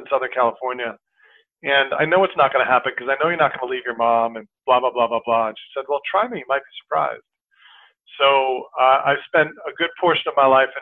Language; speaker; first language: English; native; English